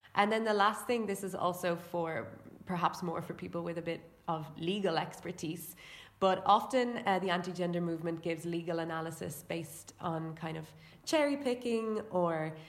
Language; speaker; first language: English; native; English